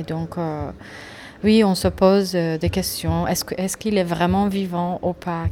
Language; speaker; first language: French; non-native, fluent; Persian